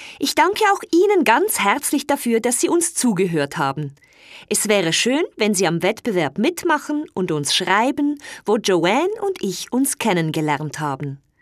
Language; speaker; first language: German; native; German